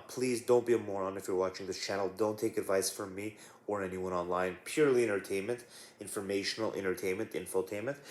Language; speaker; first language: English; native; English